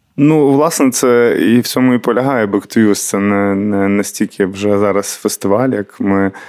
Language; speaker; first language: Ukrainian; native; Ukrainian